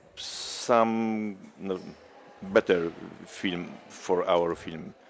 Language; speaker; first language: English; non-native, learner; Polish